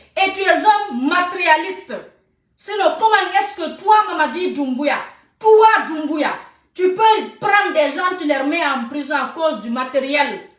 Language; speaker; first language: French; non-native, local second language; Susu